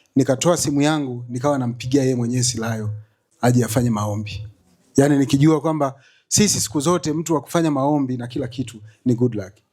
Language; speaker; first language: Swahili; native; Swahili